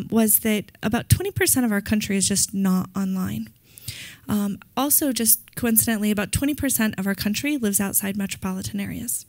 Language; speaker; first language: English; native; English